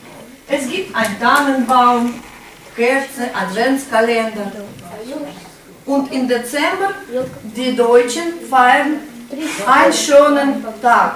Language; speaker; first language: German; non-native, fluent; Russian